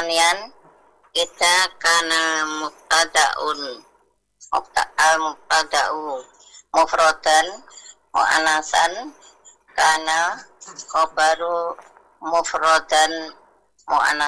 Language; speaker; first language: Arabic; non-native, learner; Indonesian